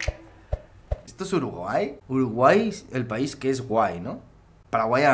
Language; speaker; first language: Spanish; native; Spanish